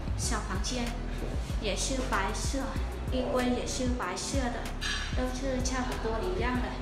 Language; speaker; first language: Chinese; non-native, fluent; Vietnamese